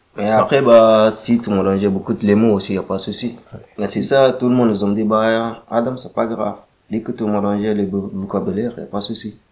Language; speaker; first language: French; non-native, learner; Arabic